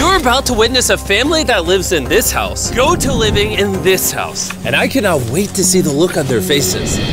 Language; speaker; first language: English; native; English